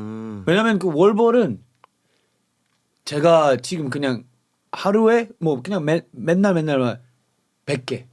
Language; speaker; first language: Korean; non-native, fluent; English